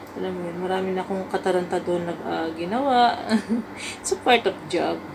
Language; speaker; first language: Filipino; native; Filipino